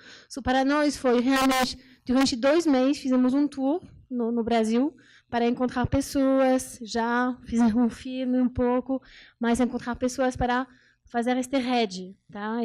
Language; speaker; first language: Portuguese; non-native, learner; French